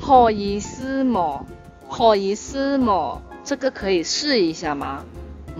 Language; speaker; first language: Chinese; non-native, local second language; Hakka Chinese